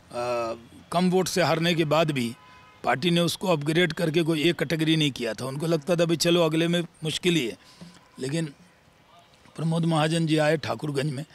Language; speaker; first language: Hindi; native; Hindi